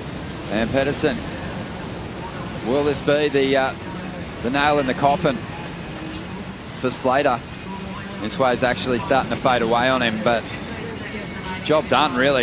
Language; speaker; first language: English; native; English